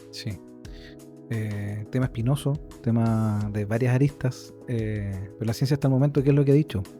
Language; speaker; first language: Spanish; native; Spanish